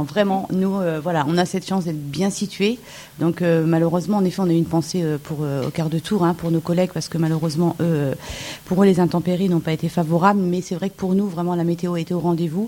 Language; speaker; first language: French; native; French